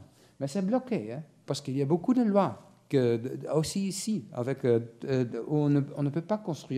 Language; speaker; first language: French; non-native, fluent; Dutch